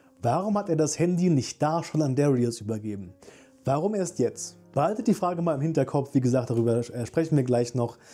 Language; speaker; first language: German; native; German